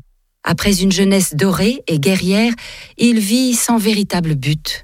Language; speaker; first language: French; native; French